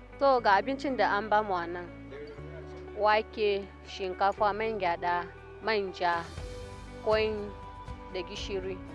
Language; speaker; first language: Hausa; non-native, local second language; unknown